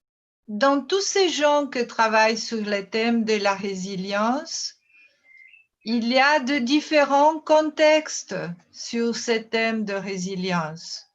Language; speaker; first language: French; non-native, fluent; Portuguese